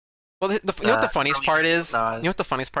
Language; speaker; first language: English; native; English